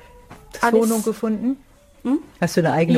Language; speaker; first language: German; native; German